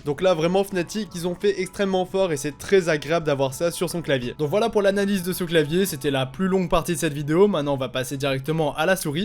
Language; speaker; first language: French; native; French